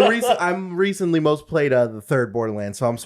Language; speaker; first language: English; native; English